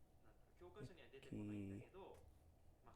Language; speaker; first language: Japanese; native; Japanese